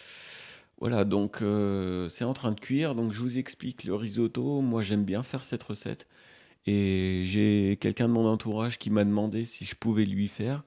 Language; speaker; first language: French; native; French